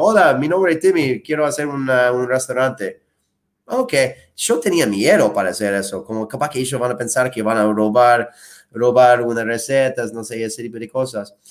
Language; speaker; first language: Spanish; non-native, fluent; English